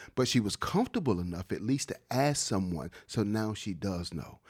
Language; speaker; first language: English; native; English